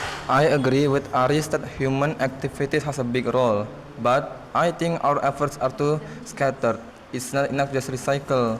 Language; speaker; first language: English; non-native, learner; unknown